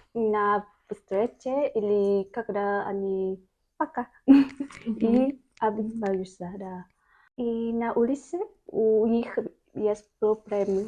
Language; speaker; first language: Russian; non-native, learner; Vietnamese